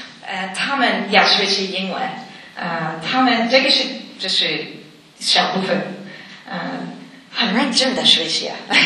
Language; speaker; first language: Chinese; non-native, learner; English